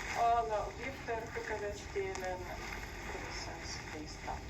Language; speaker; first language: Swedish; non-native, fluent; Ukrainian